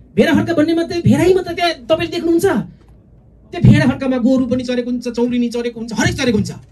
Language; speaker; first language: Nepali; non-native, local second language; Eastern Tamang